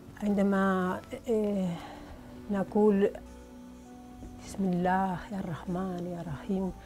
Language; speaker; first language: Arabic; non-native, learner; Spanish